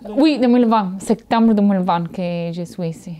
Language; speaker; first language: French; non-native, learner; Italian